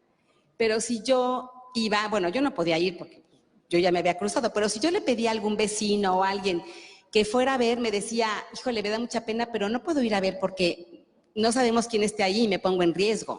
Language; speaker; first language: Spanish; native; Spanish